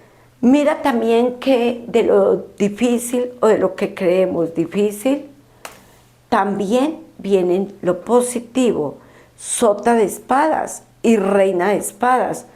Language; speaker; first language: Spanish; native; Spanish